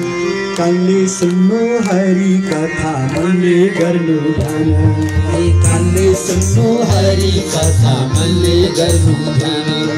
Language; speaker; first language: Nepali; native; Nepali